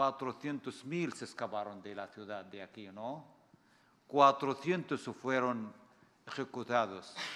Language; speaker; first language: Spanish; non-native, fluent; Arabic